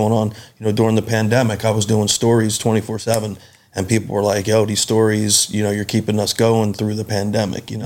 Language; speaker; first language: English; native; English